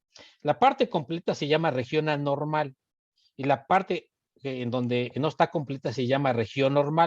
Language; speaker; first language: Spanish; native; Spanish